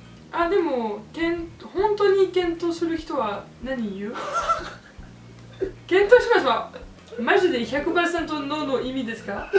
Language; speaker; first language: Japanese; non-native, learner; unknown